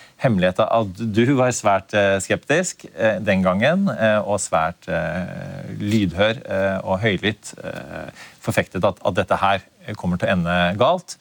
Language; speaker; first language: Norwegian; native; Norwegian